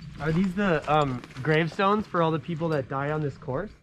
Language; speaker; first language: English; native; English